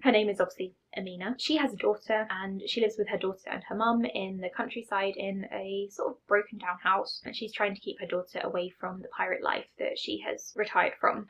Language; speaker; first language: English; native; English